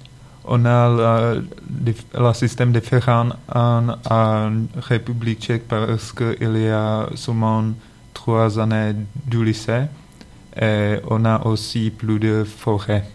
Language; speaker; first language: French; non-native, learner; Czech